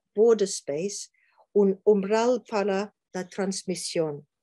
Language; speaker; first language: Spanish; non-native, learner; English